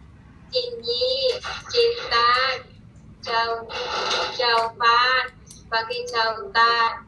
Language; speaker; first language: Cantonese; non-native, learner; Indonesian